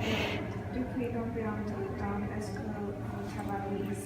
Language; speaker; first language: French; non-native, learner; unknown